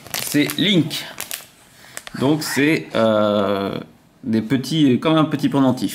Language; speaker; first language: French; native; French